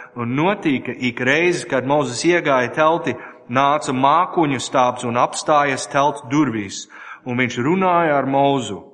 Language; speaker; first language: Latvian; non-native, learner; English